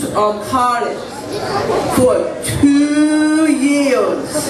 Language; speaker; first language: English; native; English